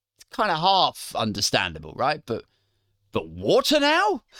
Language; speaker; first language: English; native; English